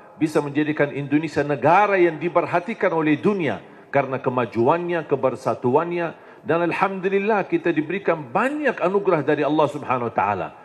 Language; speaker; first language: Indonesian; non-native, fluent; Arabic